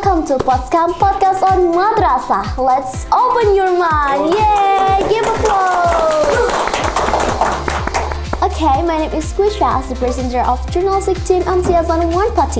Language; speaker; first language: English; non-native, learner; Indonesian